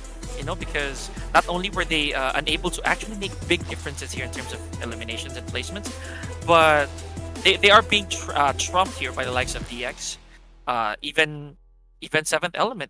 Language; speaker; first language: English; non-native, local second language; Filipino